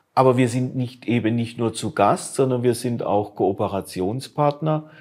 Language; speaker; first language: German; non-native, local second language; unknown